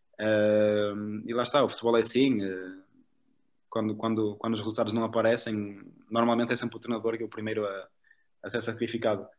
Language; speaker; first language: Portuguese; native; Portuguese